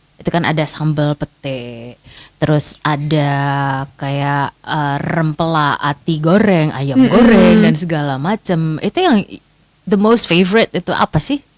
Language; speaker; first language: Indonesian; native; Indonesian